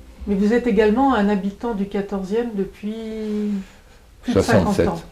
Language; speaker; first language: French; native; French